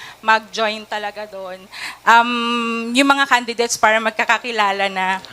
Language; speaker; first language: Filipino; native; Filipino